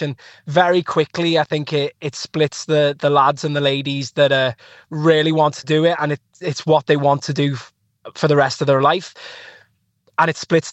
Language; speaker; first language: English; native; English